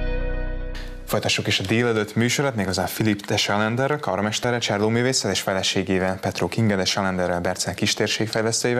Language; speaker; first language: Hungarian; native; Hungarian